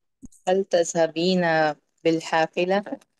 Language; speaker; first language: Arabic; non-native, learner; Urdu